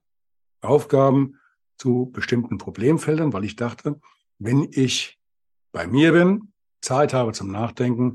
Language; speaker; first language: German; native; German